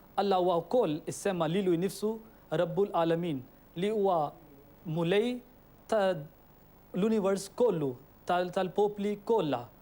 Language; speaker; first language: Maltese; non-native, fluent; Urdu